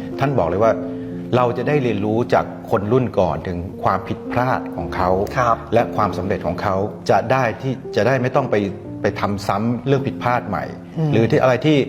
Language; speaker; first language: Thai; native; Thai